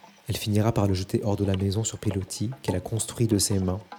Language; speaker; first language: French; native; French